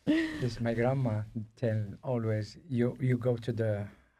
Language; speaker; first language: English; non-native, learner; Spanish